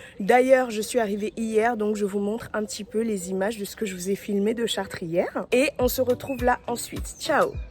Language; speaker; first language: French; early bilingual, other home language; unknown